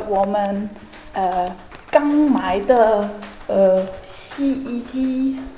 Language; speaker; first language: Chinese; non-native, fluent; Dutch